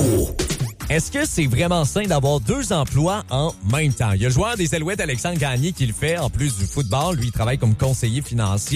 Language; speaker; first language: French; native; French